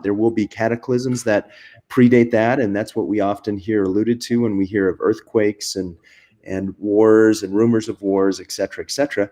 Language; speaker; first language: English; native; English